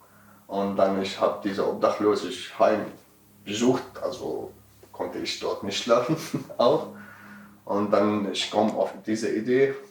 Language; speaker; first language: German; non-native, learner; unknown